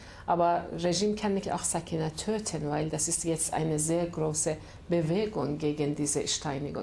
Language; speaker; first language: German; non-native, learner; Persian